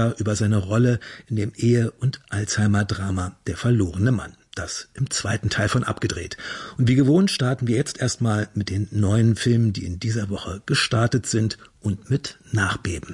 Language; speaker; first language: German; native; German